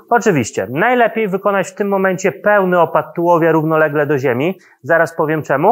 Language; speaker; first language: Polish; native; Polish